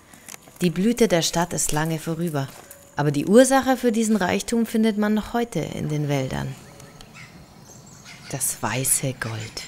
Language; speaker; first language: German; native; German